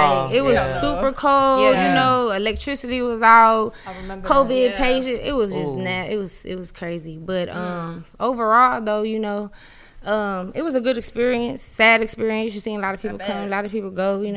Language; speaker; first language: English; native; English